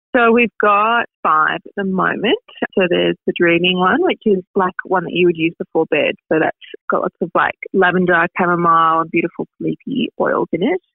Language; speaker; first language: English; native; English